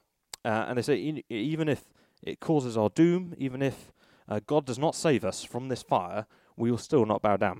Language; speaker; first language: English; native; English